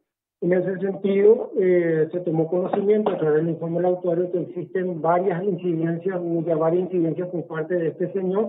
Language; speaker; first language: Spanish; native; Spanish